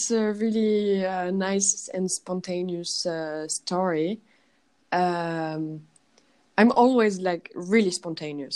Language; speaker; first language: English; non-native, fluent; French